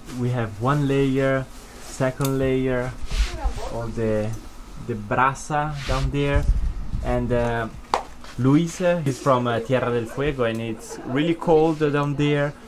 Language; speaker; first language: English; non-native, learner; Italian